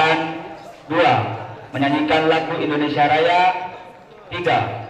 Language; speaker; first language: Indonesian; native; Indonesian